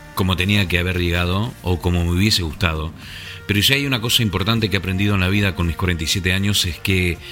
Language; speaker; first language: Spanish; native; Spanish